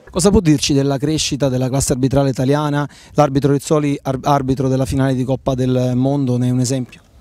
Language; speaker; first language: Italian; native; Italian